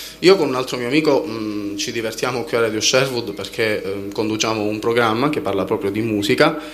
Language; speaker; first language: Italian; native; Italian